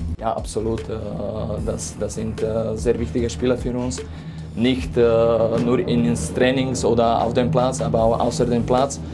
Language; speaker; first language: German; non-native, fluent; Slovak